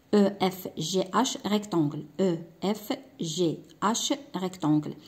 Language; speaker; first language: French; non-native, local second language; Arabic